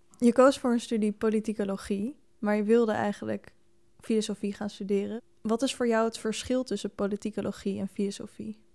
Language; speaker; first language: Dutch; native; Dutch